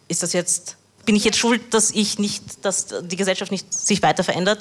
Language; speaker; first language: German; early bilingual, other home language; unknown